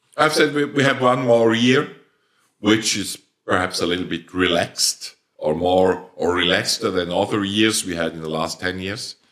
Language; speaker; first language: English; non-native, fluent; German